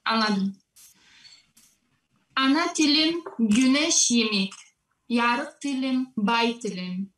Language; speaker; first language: Turkish; non-native, learner; Russian